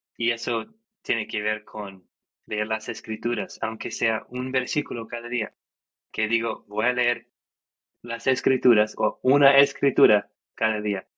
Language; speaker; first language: Spanish; non-native, fluent; English